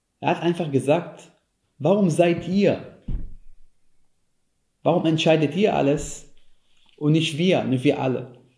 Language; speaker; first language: German; non-native, fluent; Hebrew